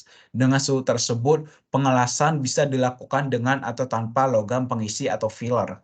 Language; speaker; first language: Indonesian; native; Indonesian